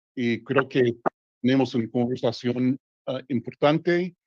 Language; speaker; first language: Spanish; non-native, learner; English